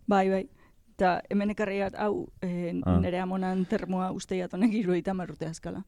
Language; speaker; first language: Basque; native; Basque